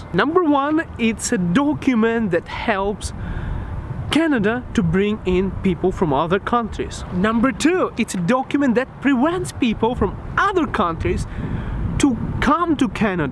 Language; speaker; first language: English; non-native, local second language; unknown